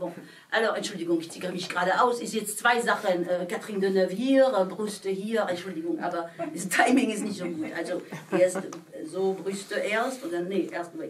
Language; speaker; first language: German; non-native, fluent; French